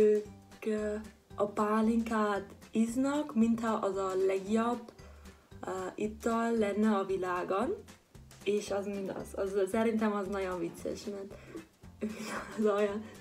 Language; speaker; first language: Hungarian; non-native, learner; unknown